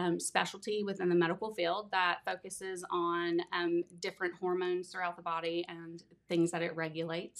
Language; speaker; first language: English; native; English